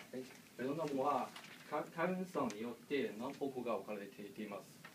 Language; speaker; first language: Japanese; non-native, learner; Vietnamese